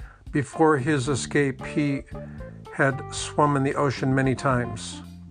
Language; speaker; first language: English; native; English